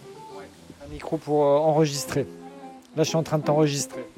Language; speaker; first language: French; native; French